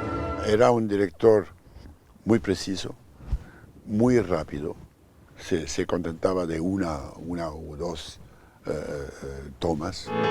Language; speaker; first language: Spanish; non-native, fluent; French